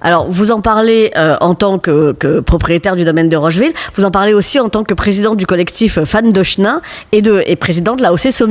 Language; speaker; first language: French; native; French